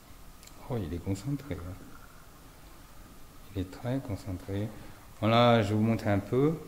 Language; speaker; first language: French; non-native, fluent; Chinese